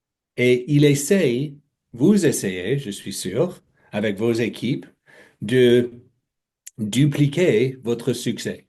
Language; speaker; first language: French; non-native, fluent; English